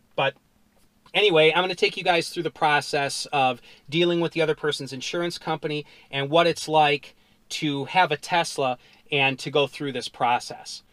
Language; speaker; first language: English; native; English